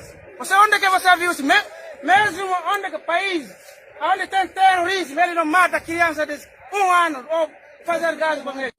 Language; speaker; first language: Portuguese; non-native, fluent; Haitian Creole